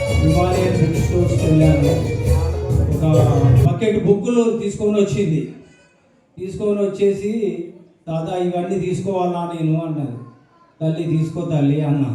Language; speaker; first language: Telugu; native; Telugu